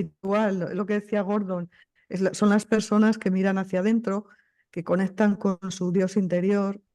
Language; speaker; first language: Spanish; native; Spanish